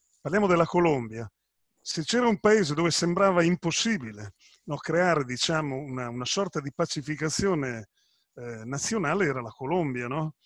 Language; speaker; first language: Italian; native; Italian